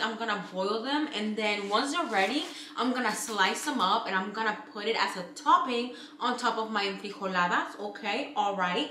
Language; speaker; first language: English; early bilingual, other home language; Spanish